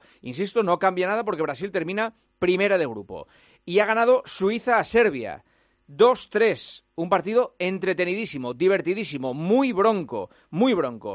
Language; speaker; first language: Spanish; native; Spanish